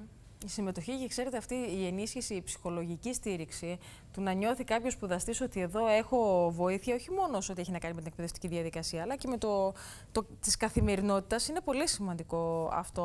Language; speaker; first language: Greek; native; Greek